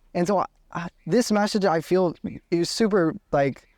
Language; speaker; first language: English; native; English